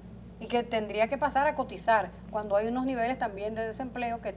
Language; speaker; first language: Spanish; native; Spanish